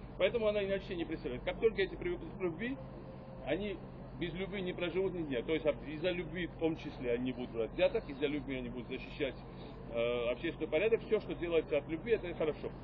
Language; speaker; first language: Russian; non-native, local second language; Georgian